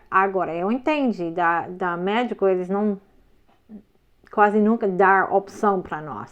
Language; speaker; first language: Portuguese; non-native, fluent; English